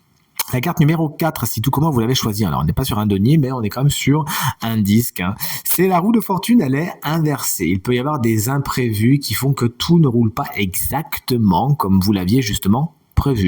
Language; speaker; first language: French; native; French